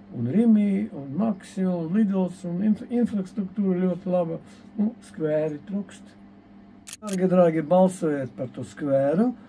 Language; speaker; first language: Latvian; non-native, local second language; Russian